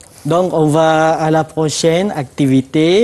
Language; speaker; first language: French; non-native, fluent; Malay